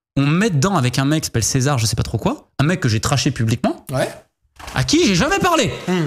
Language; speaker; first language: French; native; French